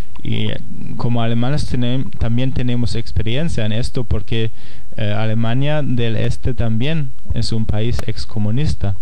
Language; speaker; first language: Spanish; non-native, fluent; German